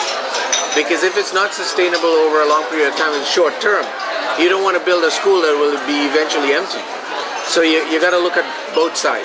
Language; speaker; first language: English; native; English